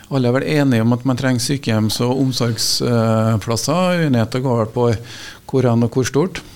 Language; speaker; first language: Norwegian; native; Norwegian